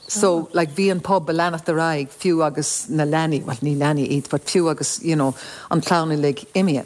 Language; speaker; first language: Irish; non-native, local second language; English